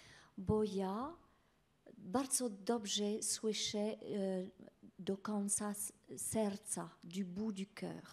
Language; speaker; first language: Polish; non-native, learner; French